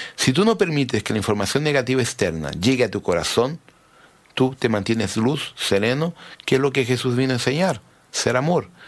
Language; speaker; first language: Spanish; early bilingual, heritage; Spanish